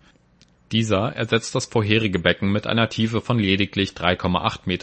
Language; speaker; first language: German; native; German